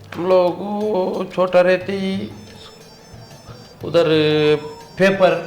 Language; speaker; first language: Hindi; non-native, local second language; Kannada